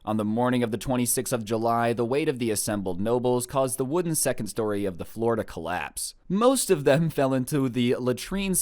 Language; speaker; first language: English; native; English